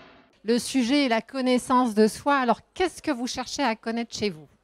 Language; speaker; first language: French; non-native, local second language; Arabic